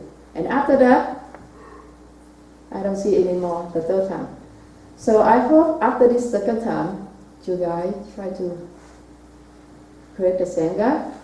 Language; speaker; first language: English; non-native, learner; Vietnamese